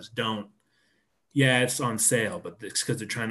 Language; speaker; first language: English; native; English